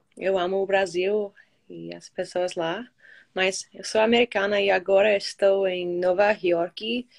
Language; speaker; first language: Portuguese; non-native, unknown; English